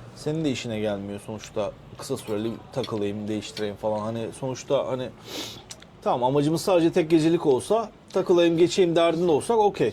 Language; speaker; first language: Turkish; native; Turkish